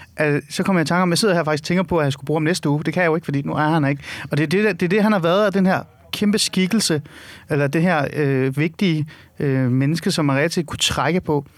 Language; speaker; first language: Danish; early bilingual, other home language; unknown